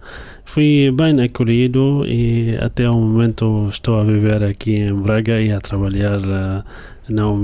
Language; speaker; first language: Portuguese; non-native, fluent; Arabic